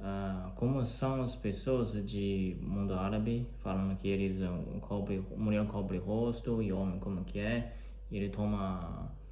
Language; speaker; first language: Portuguese; non-native, learner; Chinese